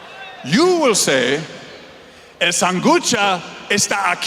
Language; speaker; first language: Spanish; non-native, learner; English